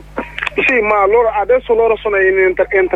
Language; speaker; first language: Italian; non-native, learner; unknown